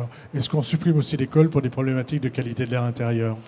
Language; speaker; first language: French; native; French